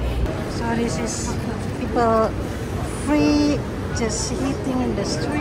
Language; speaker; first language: English; non-native, learner; Indonesian